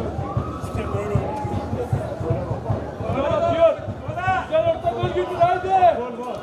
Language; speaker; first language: Turkish; native; Turkish